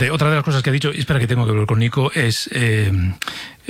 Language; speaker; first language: Spanish; native; Spanish